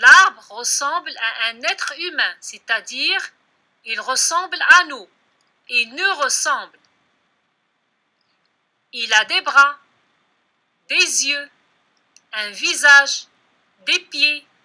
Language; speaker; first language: French; non-native, local second language; Arabic